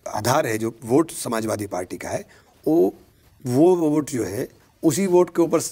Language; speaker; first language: Hindi; native; Hindi